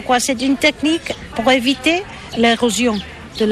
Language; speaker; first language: French; non-native, learner; Catalan